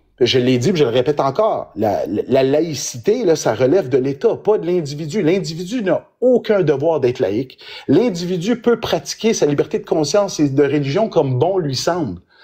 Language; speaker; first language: French; early bilingual, other home language; Arabic